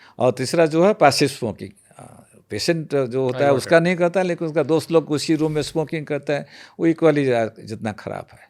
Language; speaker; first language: Hindi; non-native, local second language; Odia